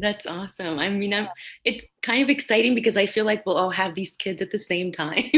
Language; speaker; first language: English; native; English